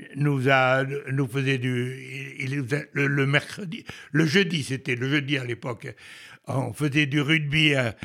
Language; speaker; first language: French; native; French